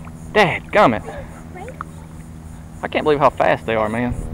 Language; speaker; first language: English; native; English